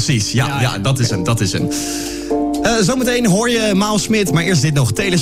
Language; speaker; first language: Dutch; native; Dutch